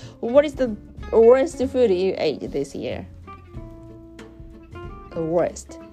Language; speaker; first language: English; non-native, learner; Japanese